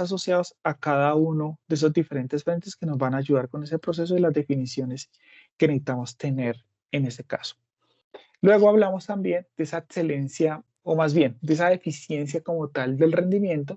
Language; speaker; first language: Spanish; native; Spanish